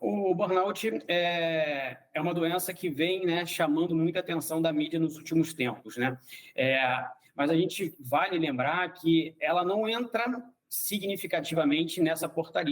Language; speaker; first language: Portuguese; native; Portuguese